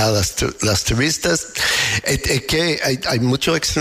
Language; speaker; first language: Spanish; non-native, learner; English